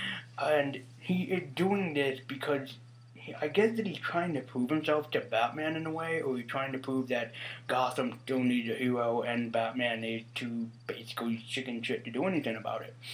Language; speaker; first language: English; native; English